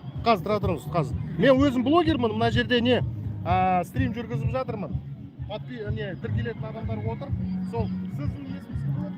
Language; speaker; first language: Kazakh; non-native, local second language; Russian